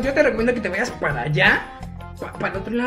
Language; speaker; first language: Spanish; native; Spanish